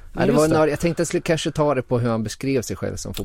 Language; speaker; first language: Swedish; native; Swedish